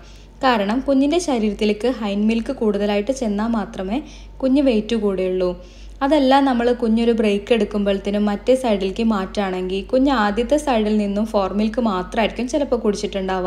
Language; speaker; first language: Malayalam; native; Malayalam